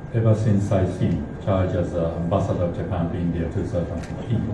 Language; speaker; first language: English; non-native, fluent; Japanese